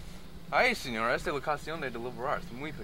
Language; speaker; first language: Spanish; non-native, learner; English